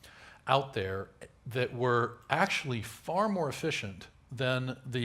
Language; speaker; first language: English; native; English